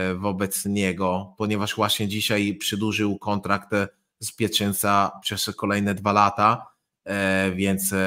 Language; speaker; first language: Polish; non-native, fluent; Italian